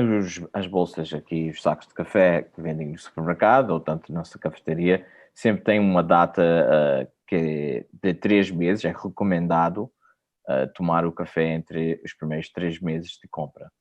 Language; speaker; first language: Portuguese; early bilingual, heritage; Portuguese